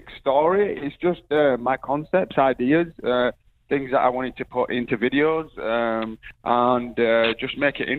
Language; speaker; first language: English; native; English